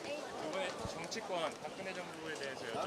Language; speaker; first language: Korean; native; Korean